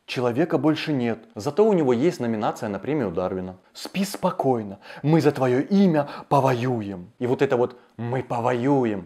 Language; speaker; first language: Russian; native; Russian